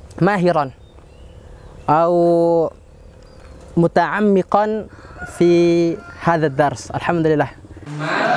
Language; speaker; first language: Arabic; non-native, fluent; Indonesian